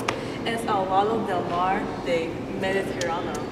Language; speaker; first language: Spanish; non-native, learner; English